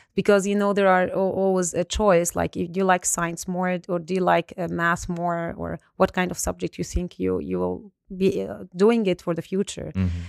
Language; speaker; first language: English; non-native, fluent; Arabic